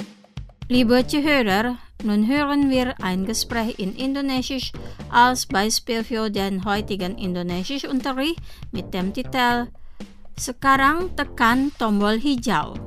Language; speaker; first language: German; non-native, fluent; Indonesian